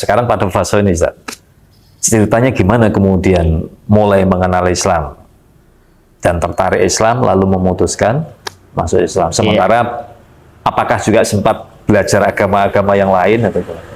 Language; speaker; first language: Malay; native; Malay